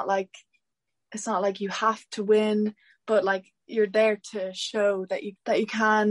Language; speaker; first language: English; native; English